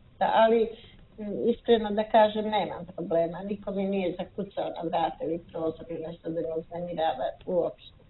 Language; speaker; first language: Serbian; native; Serbian